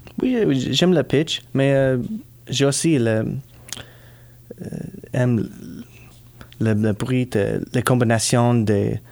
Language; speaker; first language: French; non-native, learner; English